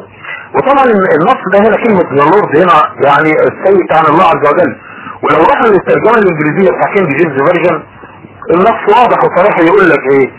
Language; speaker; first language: Arabic; native; Arabic